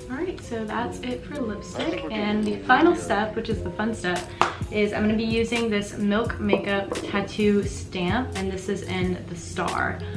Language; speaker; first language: English; native; English